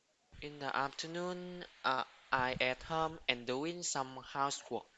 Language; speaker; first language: English; non-native, learner; Vietnamese